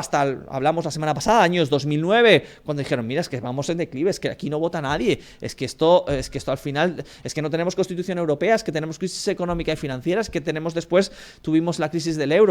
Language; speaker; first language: Spanish; native; Spanish